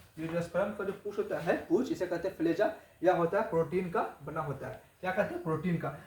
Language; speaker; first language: Hindi; native; Hindi